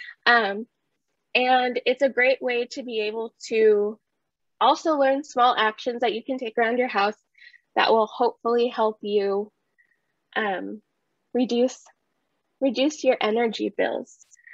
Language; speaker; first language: English; early bilingual, other home language; Spanish